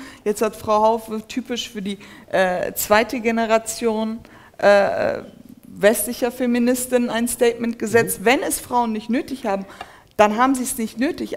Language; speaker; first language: German; early bilingual, other home language; Turkish